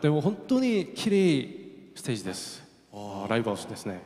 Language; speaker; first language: Japanese; non-native, fluent; Korean